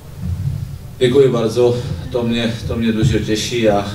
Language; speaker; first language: Polish; non-native, learner; Czech